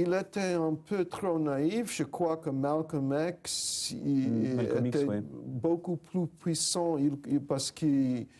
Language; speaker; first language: French; non-native, fluent; English